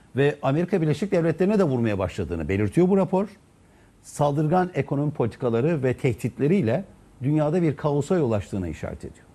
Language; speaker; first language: Turkish; native; Turkish